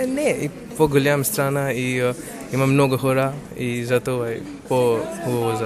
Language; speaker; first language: Bulgarian; non-native, learner; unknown